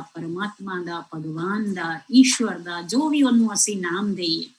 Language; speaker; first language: Hindi; non-native, local second language; Punjabi